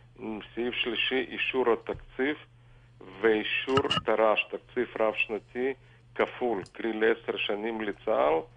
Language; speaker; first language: Hebrew; non-native, fluent; Russian